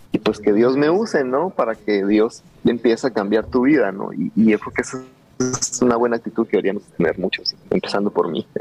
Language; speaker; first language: Spanish; native; Spanish